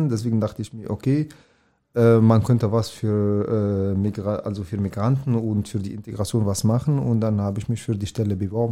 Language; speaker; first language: German; non-native, fluent; Arabic